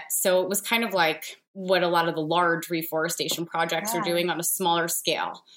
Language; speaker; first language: English; native; English